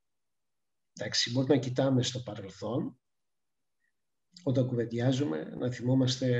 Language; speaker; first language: Greek; native; Greek